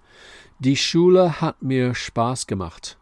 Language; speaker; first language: German; non-native, fluent; English